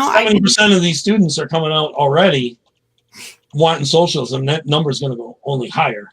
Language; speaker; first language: English; native; English